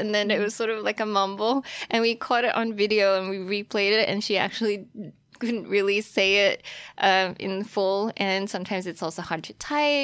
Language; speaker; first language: English; native; English